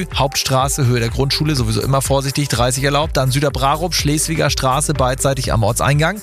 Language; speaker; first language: German; native; German